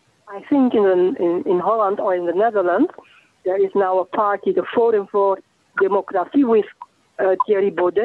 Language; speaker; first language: English; non-native, fluent; Dutch